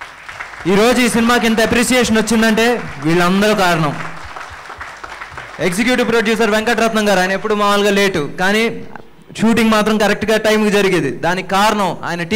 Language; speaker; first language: Telugu; native; Telugu